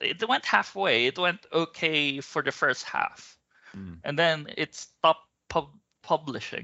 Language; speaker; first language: English; non-native, local second language; Filipino